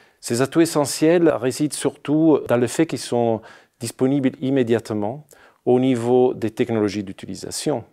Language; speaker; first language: French; non-native, fluent; Italian